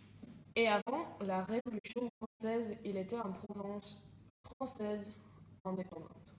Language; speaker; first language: French; non-native, learner; Dutch